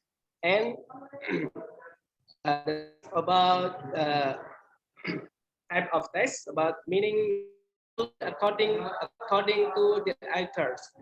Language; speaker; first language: English; non-native, learner; Indonesian